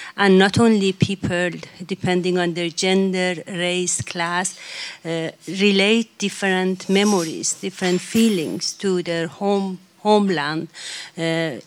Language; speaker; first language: English; non-native, fluent; Persian